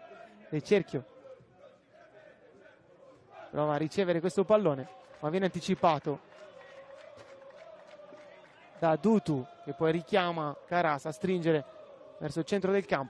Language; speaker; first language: Italian; native; Italian